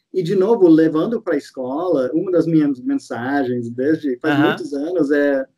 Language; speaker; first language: Portuguese; non-native, fluent; English